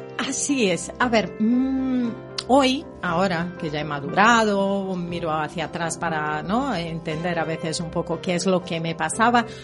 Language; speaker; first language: Spanish; early bilingual, heritage; Spanish